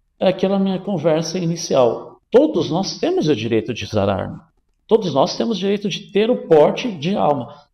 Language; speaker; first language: Portuguese; native; Portuguese